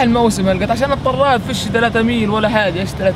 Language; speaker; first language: Arabic; native; Arabic